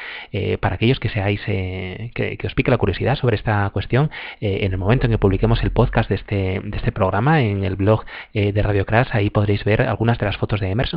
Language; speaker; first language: Spanish; native; Spanish